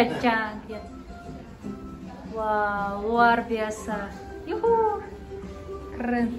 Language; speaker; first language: Indonesian; non-native, learner; Russian